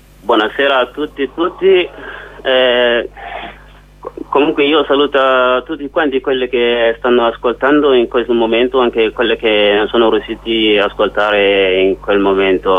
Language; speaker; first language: Italian; non-native, learner; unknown